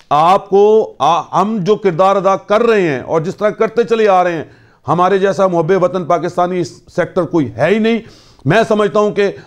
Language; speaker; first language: Urdu; non-native, local second language; Punjabi